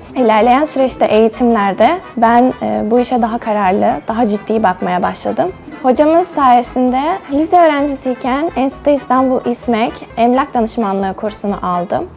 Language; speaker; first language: Turkish; early bilingual, other home language; Russian